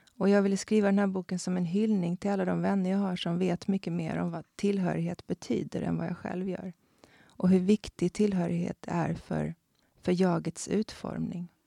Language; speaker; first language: Swedish; native; Swedish